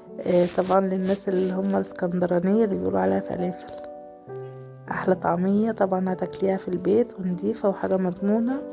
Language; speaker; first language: Arabic; native; Arabic